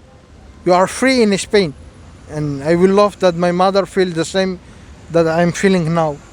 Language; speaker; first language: English; non-native, fluent; Somali